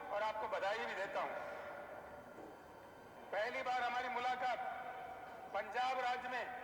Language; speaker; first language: Hindi; non-native, local second language; Telugu